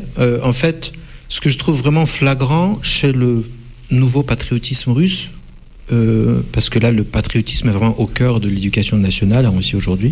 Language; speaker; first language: French; non-native, fluent; Russian